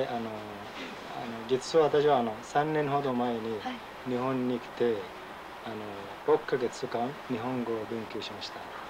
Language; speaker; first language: Japanese; non-native, learner; Arabic